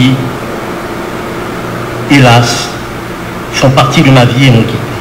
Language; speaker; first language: French; non-native, local second language; Haitian Creole